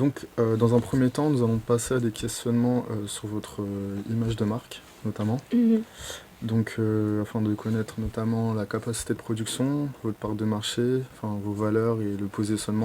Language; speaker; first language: French; native; French